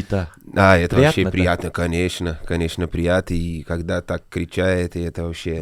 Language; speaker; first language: Russian; non-native, learner; Portuguese